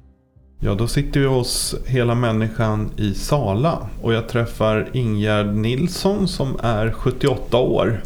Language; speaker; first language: Swedish; native; Swedish